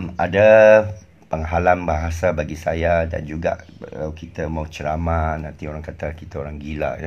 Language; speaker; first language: Malay; non-native, local second language; English